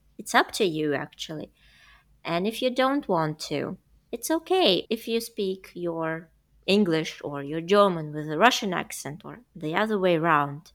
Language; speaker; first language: English; non-native, fluent; Russian